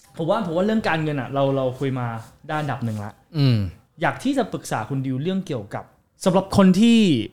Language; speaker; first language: Thai; early bilingual, heritage; Thai